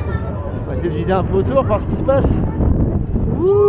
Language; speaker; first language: French; native; French